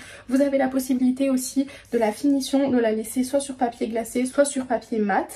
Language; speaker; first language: French; native; French